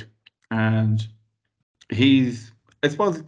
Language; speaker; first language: English; native; English